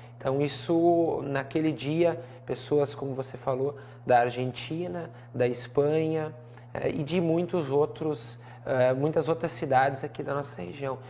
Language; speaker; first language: Portuguese; native; Portuguese